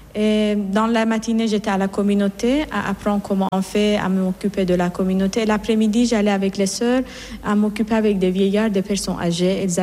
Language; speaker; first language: French; non-native, fluent; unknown